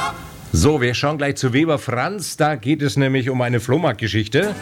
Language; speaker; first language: German; native; German